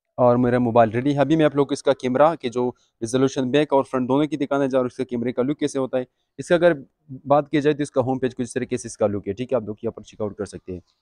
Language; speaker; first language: Urdu; non-native, local second language; Pashto